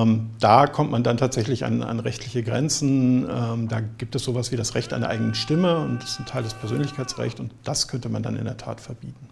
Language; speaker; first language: German; native; German